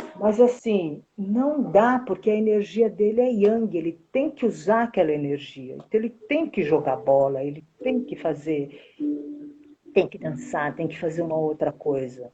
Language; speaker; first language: Portuguese; native; Portuguese